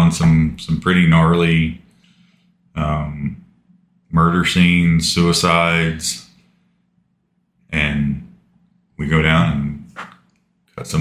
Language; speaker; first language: English; native; English